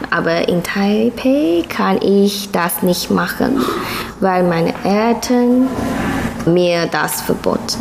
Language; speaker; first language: German; non-native, learner; Chinese